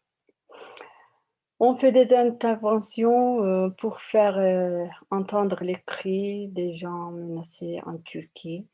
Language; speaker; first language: French; non-native, learner; Turkish